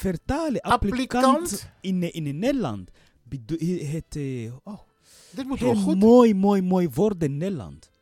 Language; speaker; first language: Dutch; non-native, learner; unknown